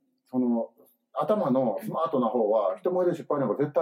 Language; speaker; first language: Japanese; native; Japanese